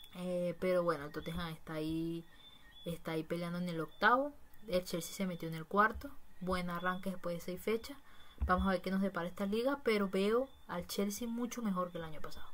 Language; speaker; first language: Spanish; native; Spanish